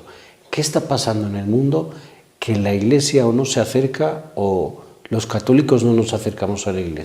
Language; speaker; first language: Spanish; native; Spanish